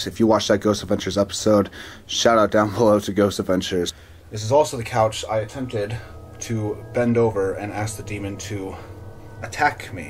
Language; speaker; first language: English; native; English